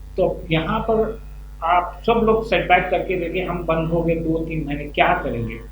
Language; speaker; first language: Hindi; non-native, local second language; Urdu